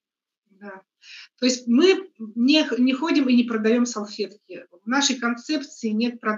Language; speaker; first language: Polish; non-native, learner; Russian